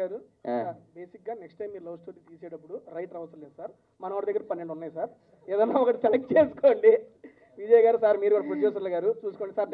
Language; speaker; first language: Telugu; native; Telugu